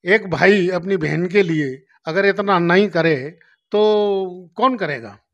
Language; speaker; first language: Hindi; native; Hindi